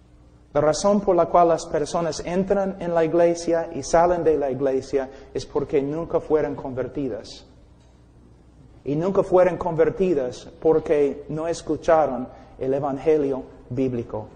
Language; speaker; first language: Spanish; non-native, fluent; English